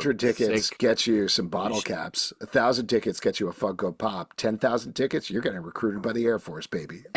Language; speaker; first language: English; native; English